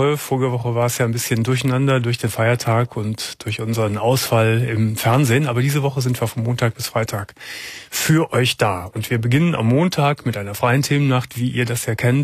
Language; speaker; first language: German; native; German